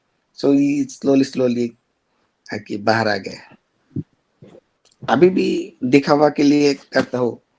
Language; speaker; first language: Hindi; non-native, learner; Bangla